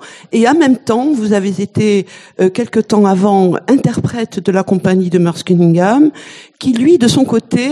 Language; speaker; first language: French; native; French